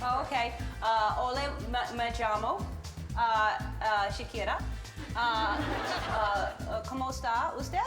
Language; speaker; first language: Spanish; non-native, learner; English